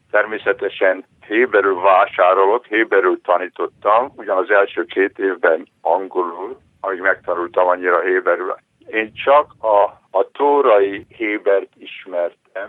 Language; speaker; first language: Hungarian; native; Hungarian